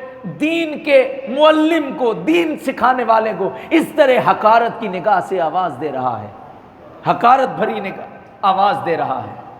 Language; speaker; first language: Urdu; native; Urdu